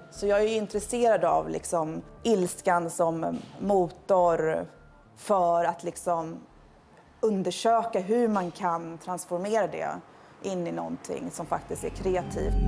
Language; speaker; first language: Swedish; native; Swedish